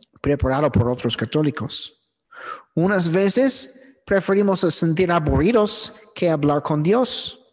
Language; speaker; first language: Spanish; non-native, fluent; English